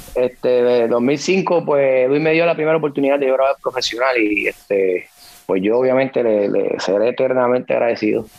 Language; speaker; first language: Spanish; native; Spanish